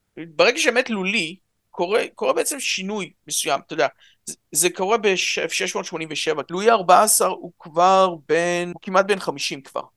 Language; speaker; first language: Hebrew; early bilingual, other home language; Russian